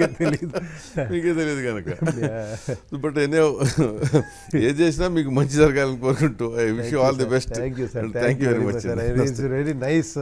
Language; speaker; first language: Telugu; native; Telugu